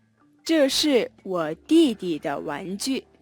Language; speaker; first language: Chinese; non-native, learner; Mongolian